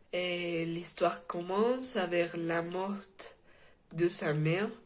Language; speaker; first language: French; non-native, learner; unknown